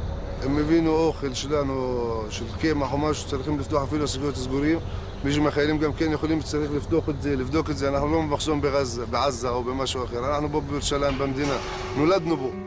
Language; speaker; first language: Hebrew; non-native, local second language; Arabic